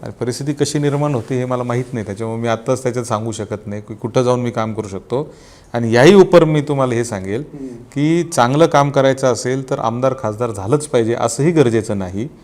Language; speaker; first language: Marathi; native; Marathi